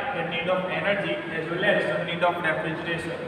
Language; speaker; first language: English; non-native, local second language; Gujarati